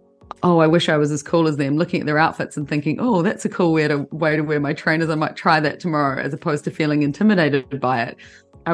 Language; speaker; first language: English; native; English